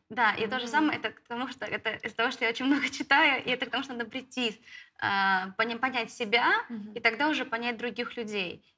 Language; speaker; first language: Russian; native; Russian